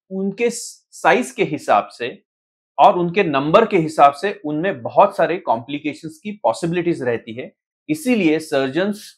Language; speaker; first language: Hindi; non-native, local second language; Marathi